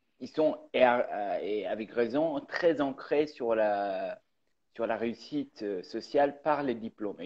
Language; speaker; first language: French; early bilingual, other home language; Persian